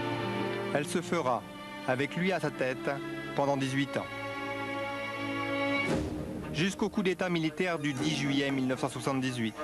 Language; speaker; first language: French; native; French